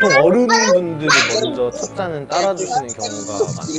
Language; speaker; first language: Korean; native; Korean